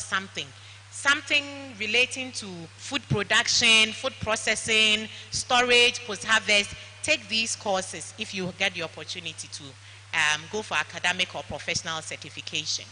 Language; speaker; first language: English; non-native, local second language; Akan